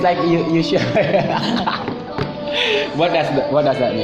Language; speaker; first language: English; non-native, fluent; Indonesian